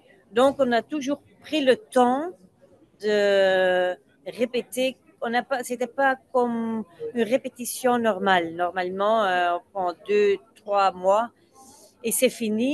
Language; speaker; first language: French; non-native, local second language; Dutch